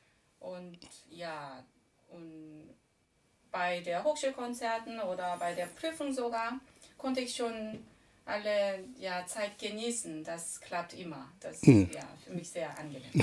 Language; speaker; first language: German; non-native, fluent; Korean